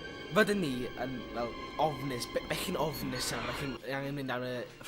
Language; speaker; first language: Welsh; non-native, local second language; English